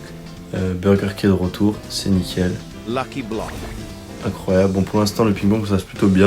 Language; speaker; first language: French; native; French